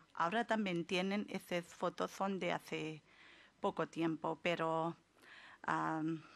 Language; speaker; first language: Spanish; non-native, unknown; Urdu